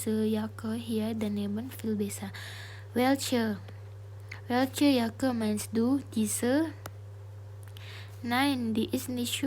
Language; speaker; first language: German; non-native, fluent; Indonesian